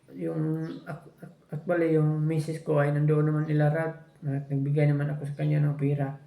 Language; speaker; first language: Filipino; non-native, local second language; Cebuano